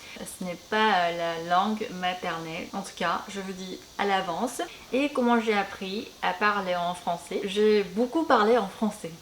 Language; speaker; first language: French; non-native, fluent; Korean